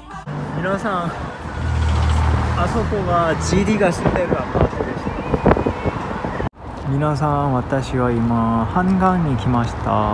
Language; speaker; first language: Japanese; non-native, fluent; Korean